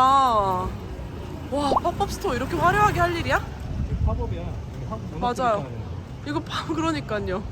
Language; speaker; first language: Korean; native; Korean